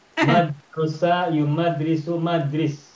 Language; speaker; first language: Arabic; non-native, fluent; Indonesian